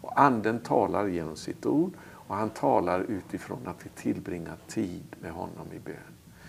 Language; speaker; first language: Swedish; native; Swedish